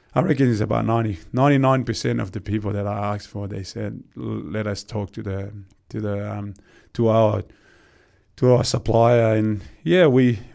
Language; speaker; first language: English; non-native, fluent; Tongan